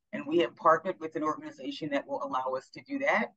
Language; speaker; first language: English; native; English